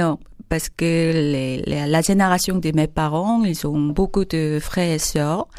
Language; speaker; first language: French; non-native, fluent; Korean